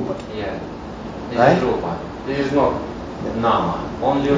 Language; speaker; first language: English; non-native, learner; Russian